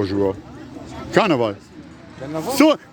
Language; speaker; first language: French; non-native, learner; German